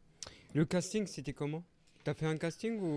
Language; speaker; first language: French; native; French